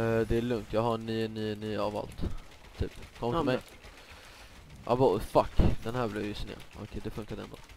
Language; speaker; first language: Swedish; native; Swedish